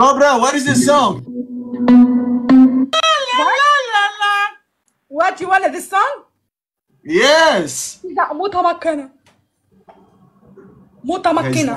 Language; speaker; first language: English; non-native, learner; Arabic